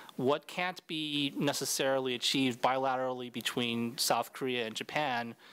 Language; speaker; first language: English; native; English